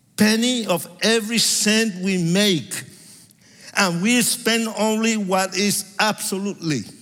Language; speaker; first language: English; non-native, fluent; Spanish